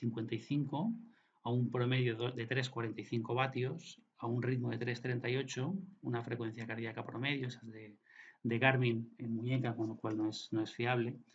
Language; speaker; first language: Spanish; native; Spanish